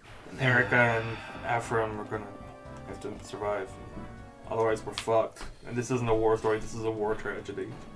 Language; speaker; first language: English; native; English